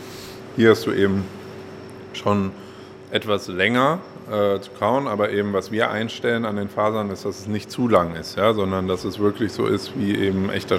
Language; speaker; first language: German; native; German